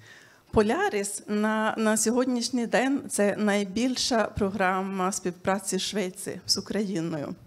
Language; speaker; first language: Ukrainian; non-native, fluent; Swedish